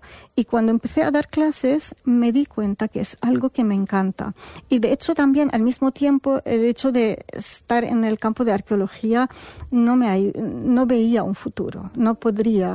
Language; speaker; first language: Spanish; non-native, fluent; Arabic